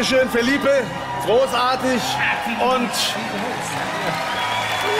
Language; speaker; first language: German; native; German